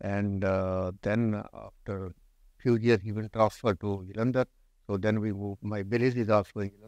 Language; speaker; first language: English; non-native, local second language; Punjabi